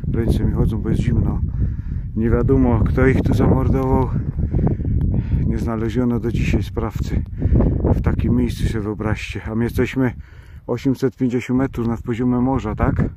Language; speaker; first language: Polish; native; Polish